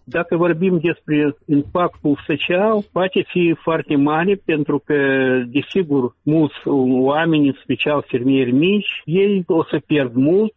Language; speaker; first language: Romanian; non-native, local second language; Russian